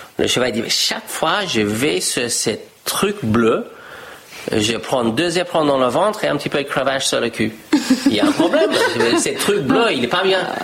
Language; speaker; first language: French; non-native, fluent; English